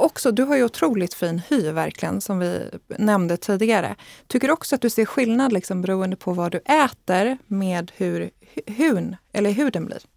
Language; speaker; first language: Swedish; native; Swedish